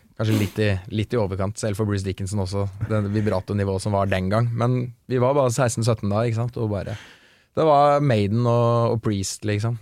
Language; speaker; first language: Norwegian; native; Norwegian